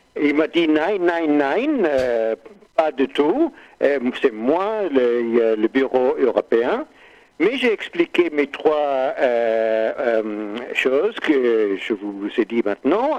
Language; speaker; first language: French; non-native, learner; English